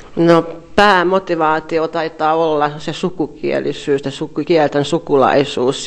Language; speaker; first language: Finnish; non-native, fluent; Hungarian